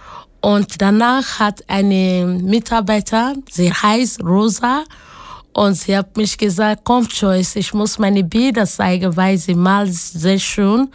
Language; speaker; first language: German; non-native, learner; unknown